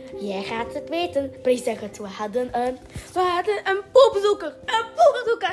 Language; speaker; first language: Dutch; early bilingual, other home language; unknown